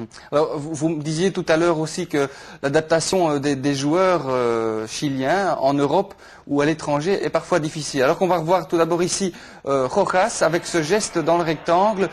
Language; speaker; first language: French; native; French